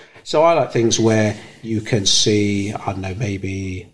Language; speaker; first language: English; native; English